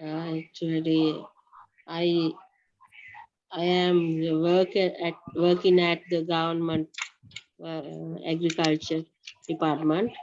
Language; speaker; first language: English; non-native, learner; Sinhala